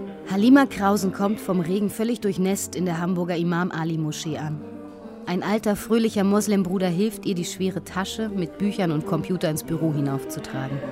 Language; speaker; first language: German; non-native, local second language; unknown